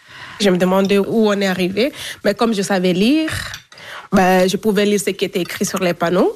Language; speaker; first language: French; non-native, local second language; Fula